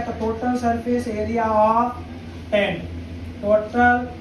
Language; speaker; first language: Hindi; native; Hindi